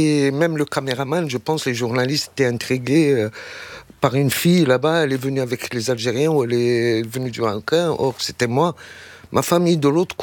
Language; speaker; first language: French; non-native, local second language; Arabic